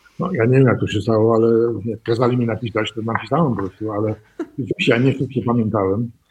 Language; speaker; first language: Polish; early bilingual, heritage; Polish